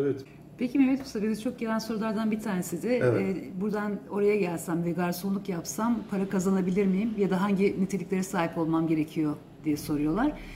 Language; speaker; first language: Turkish; native; Turkish